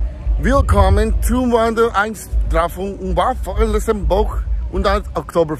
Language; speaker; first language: German; non-native, learner; English